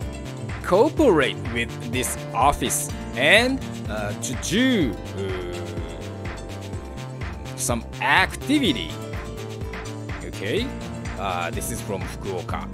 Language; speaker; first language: English; non-native, learner; Japanese